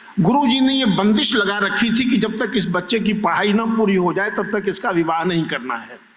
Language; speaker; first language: Hindi; native; Hindi